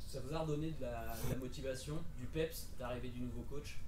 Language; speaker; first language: French; native; French